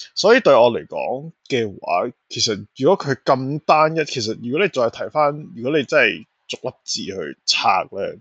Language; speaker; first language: Cantonese; native; Cantonese